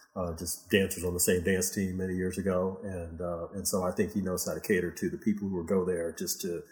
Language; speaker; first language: English; native; English